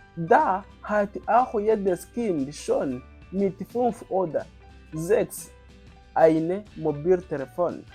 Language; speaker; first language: German; non-native, fluent; Kinyarwanda